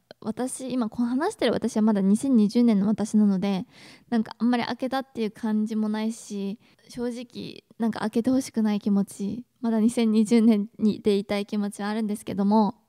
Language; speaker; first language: Japanese; native; Japanese